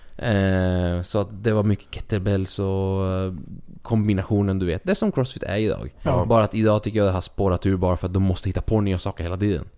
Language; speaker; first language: Swedish; early bilingual, other home language; Spanish